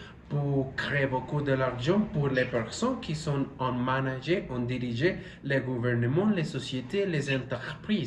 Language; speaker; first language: French; non-native, learner; Spanish